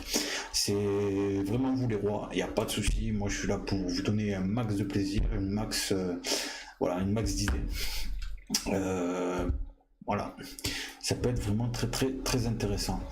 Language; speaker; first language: French; native; French